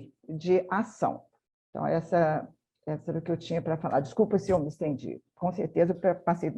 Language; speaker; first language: Portuguese; native; Portuguese